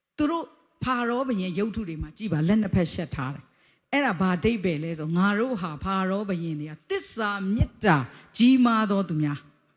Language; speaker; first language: Burmese; non-native, local second language; Kachin